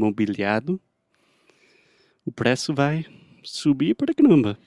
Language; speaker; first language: Portuguese; non-native, fluent; English